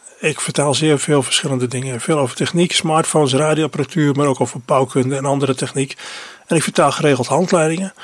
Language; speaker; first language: Dutch; native; Dutch